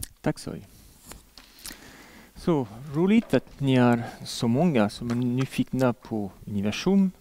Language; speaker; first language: Swedish; non-native, fluent; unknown